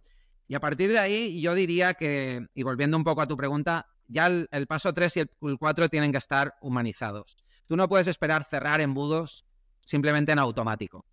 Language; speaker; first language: Spanish; native; Spanish